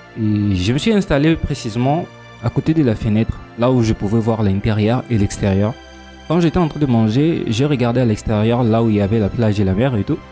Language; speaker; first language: French; non-native, local second language; Lingala